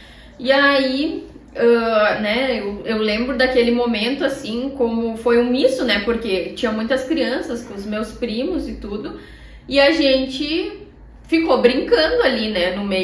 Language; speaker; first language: Portuguese; early bilingual, heritage; Portuguese